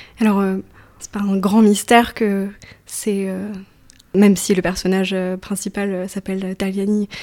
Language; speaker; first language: French; native; French